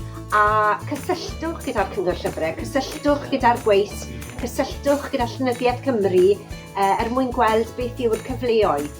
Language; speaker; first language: Welsh; native; Welsh